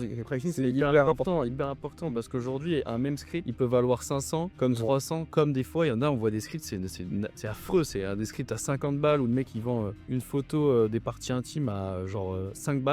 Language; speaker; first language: French; native; French